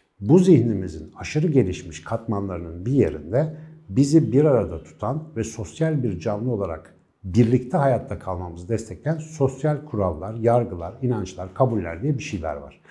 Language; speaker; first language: Turkish; native; Turkish